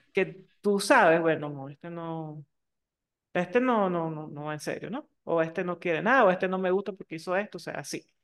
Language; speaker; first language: Spanish; native; Spanish